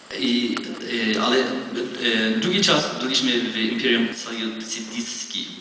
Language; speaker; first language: Polish; non-native, learner; Hebrew